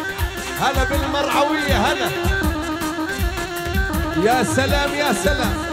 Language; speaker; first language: Arabic; native; Arabic